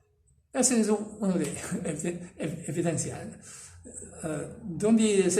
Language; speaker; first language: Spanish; non-native, learner; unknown